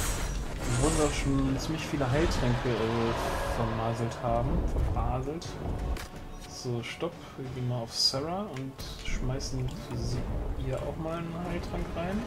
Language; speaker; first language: German; native; German